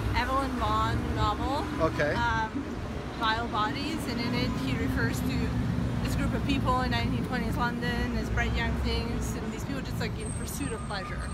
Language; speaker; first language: English; non-native, fluent; Serbian